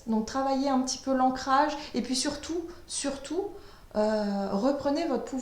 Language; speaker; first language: French; native; French